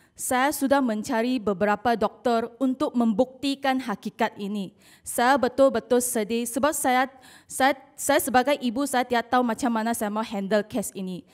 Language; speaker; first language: Malay; non-native, local second language; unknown